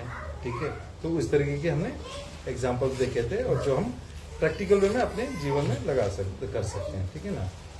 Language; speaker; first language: Hindi; native; Hindi